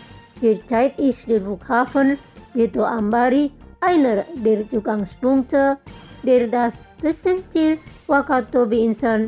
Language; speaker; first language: German; non-native, fluent; Indonesian